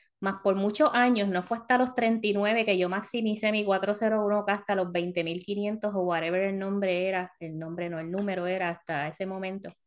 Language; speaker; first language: Spanish; early bilingual, heritage; Spanish